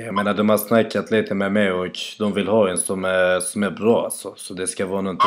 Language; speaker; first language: Swedish; native; Swedish